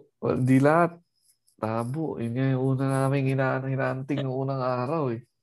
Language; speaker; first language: Filipino; native; Filipino